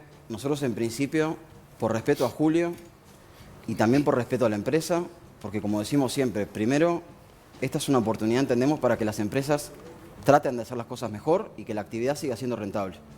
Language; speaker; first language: Spanish; native; Spanish